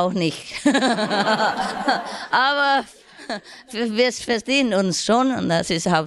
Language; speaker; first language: German; non-native, learner; Vietnamese